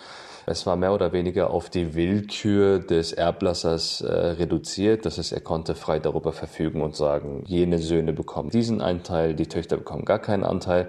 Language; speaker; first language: German; native; German